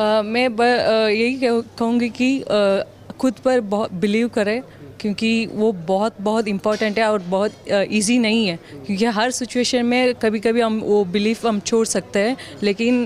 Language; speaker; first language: Hindi; non-native, local second language; Tamil